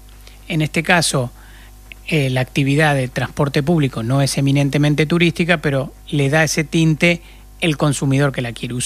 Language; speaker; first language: Spanish; native; Spanish